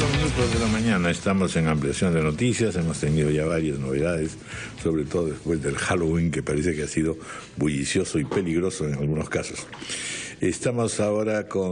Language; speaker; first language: Spanish; native; Spanish